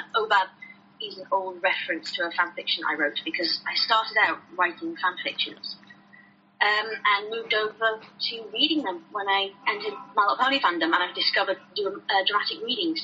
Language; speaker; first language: English; native; English